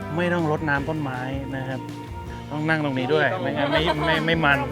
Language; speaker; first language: Thai; native; Thai